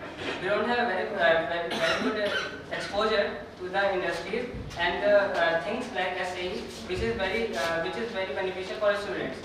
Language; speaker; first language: English; non-native, local second language; Hindi